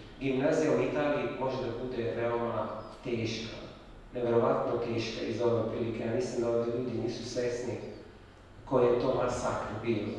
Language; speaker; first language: Serbian; non-native, fluent; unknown